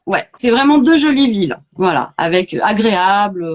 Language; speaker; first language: French; native; French